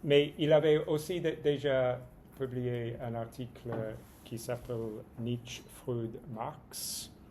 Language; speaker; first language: French; non-native, fluent; English